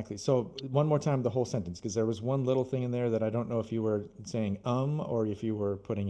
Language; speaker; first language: English; non-native, fluent; Portuguese